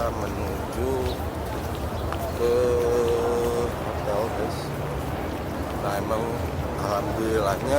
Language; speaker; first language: Indonesian; native; Indonesian